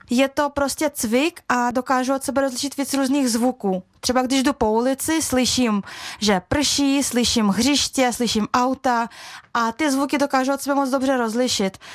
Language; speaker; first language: Czech; early bilingual, other home language; Russian